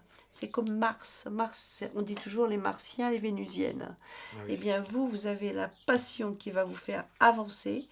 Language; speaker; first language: French; native; French